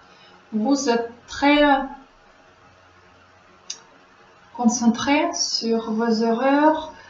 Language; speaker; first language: French; non-native, learner; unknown